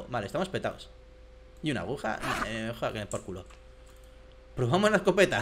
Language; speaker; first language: Spanish; native; Spanish